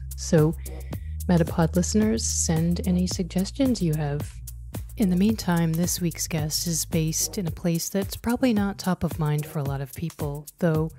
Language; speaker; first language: English; native; English